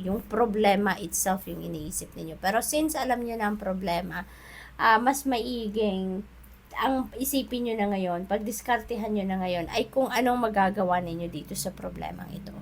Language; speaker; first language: Filipino; native; Filipino